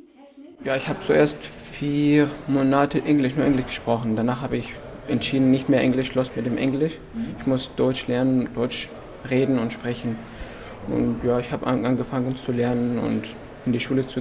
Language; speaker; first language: German; non-native, learner; Arabic